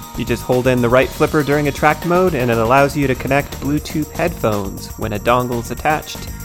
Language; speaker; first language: English; native; English